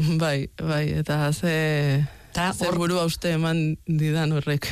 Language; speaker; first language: Basque; early bilingual, other home language; Spanish